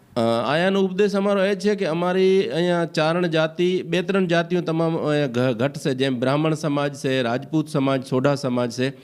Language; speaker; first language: Gujarati; early bilingual, heritage; Gujarati